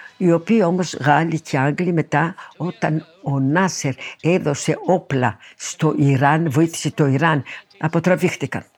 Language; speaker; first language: Greek; early bilingual, heritage; Greek